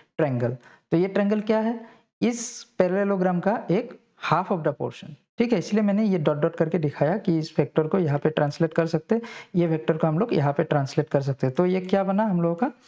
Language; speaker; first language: Hindi; non-native, local second language; Assamese